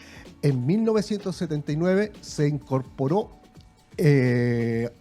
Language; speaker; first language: Spanish; native; Spanish